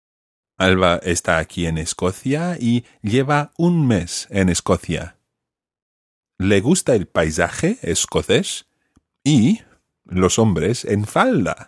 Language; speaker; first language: Spanish; non-native, fluent; English